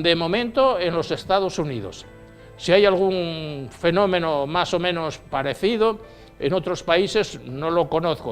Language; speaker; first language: Spanish; native; Spanish